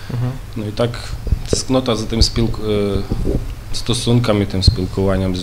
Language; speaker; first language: Polish; early bilingual, other home language; Ukrainian